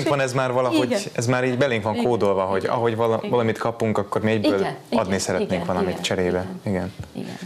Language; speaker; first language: Hungarian; native; Hungarian